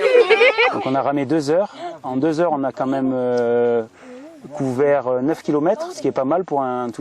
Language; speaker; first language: French; native; French